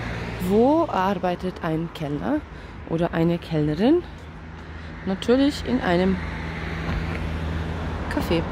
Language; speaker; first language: German; non-native, fluent; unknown